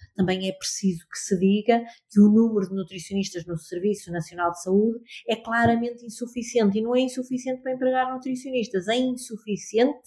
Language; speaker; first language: Portuguese; native; Portuguese